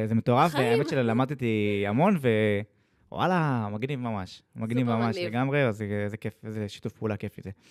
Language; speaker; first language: Hebrew; native; Hebrew